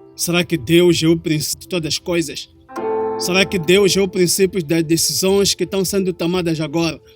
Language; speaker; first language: Portuguese; non-native, local second language; Tsonga